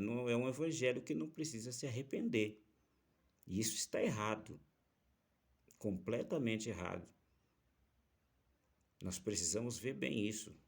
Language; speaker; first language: Portuguese; native; Portuguese